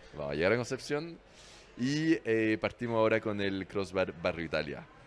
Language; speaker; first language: Spanish; non-native, fluent; French